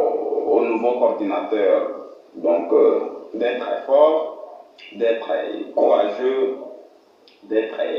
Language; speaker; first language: French; non-native, fluent; Portuguese